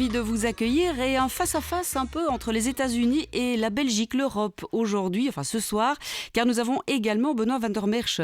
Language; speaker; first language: French; native; French